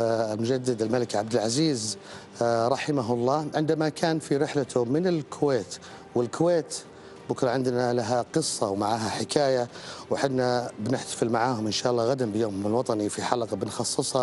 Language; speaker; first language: Arabic; native; Arabic